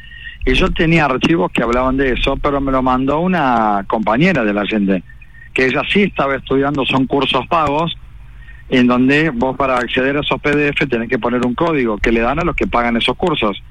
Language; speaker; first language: Spanish; native; Spanish